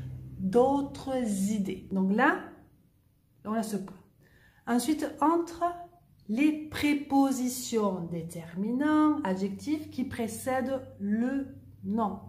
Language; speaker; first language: French; native; French